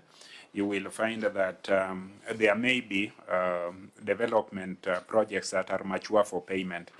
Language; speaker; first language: English; non-native, local second language; Luo (Kenya and Tanzania)